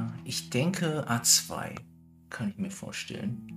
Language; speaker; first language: German; native; German